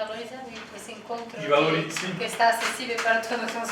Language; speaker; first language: Spanish; non-native, learner; Portuguese